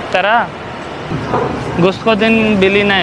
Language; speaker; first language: Filipino; non-native, learner; Punjabi